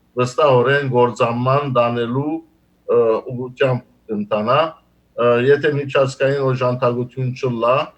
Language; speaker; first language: Armenian; early bilingual, heritage; Armenian